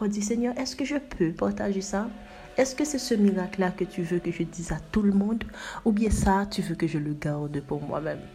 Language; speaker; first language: French; non-native, local second language; Haitian Creole